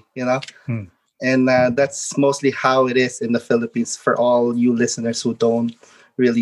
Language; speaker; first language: English; non-native, local second language; Filipino